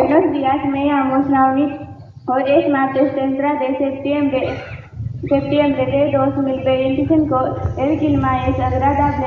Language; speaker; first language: Spanish; non-native, learner; Marathi